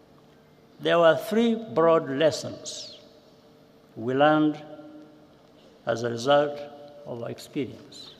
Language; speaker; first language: English; non-native, local second language; Kinyarwanda